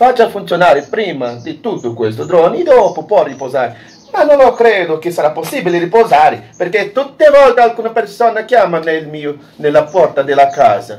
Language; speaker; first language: Italian; non-native, learner; Portuguese